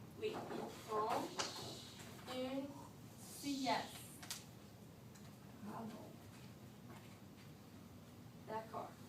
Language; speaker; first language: French; non-native, fluent; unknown